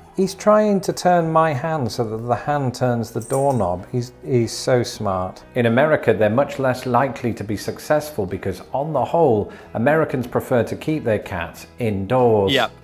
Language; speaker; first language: English; native; English